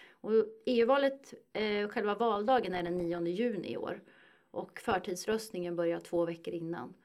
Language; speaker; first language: Swedish; native; Swedish